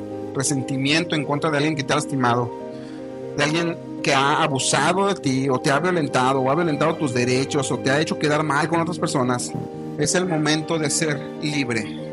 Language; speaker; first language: Spanish; native; Spanish